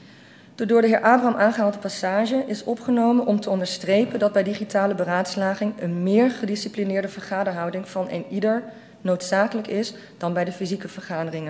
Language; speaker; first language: Dutch; native; Dutch